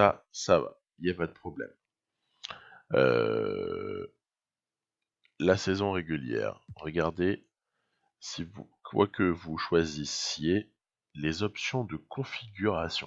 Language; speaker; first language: French; native; French